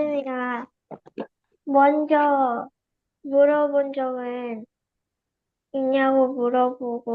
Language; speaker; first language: Korean; early bilingual, heritage; Korean